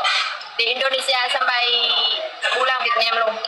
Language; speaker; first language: Indonesian; non-native, learner; Vietnamese